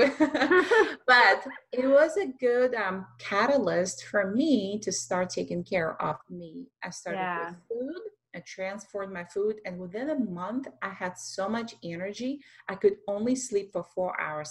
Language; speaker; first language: English; non-native, fluent; Russian